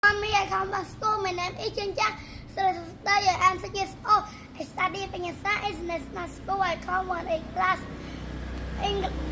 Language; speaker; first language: English; non-native, learner; Khmer